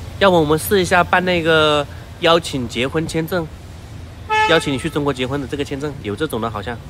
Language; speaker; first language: Chinese; native; Chinese